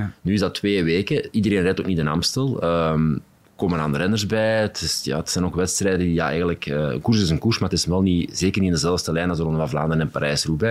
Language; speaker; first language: Dutch; native; Dutch